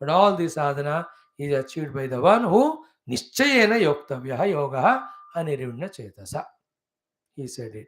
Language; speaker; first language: English; non-native, local second language; Hindi